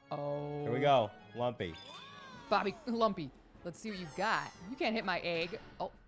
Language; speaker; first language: English; native; English